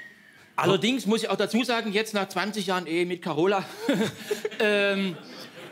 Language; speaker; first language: German; native; German